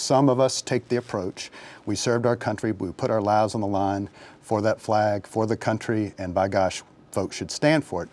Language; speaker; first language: English; native; English